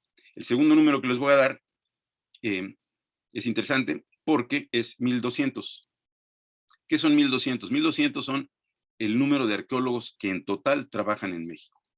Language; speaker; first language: Spanish; native; Spanish